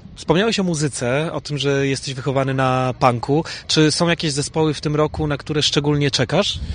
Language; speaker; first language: Polish; native; Polish